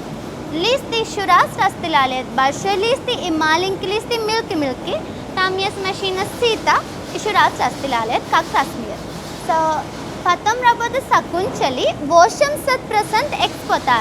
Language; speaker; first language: Russian; non-native, learner; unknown